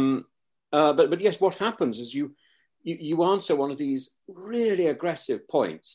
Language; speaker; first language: English; native; English